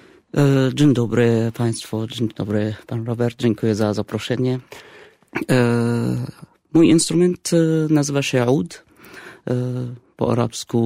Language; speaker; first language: Polish; non-native, fluent; Arabic